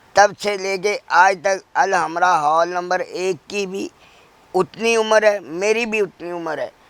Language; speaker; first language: Urdu; non-native, local second language; Punjabi